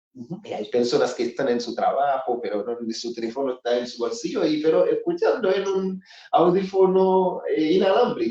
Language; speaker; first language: Spanish; non-native, fluent; Haitian Creole